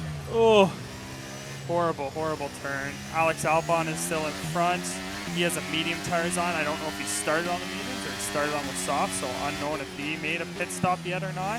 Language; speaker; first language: English; native; English